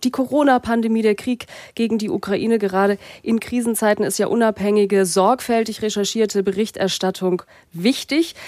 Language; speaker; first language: German; native; German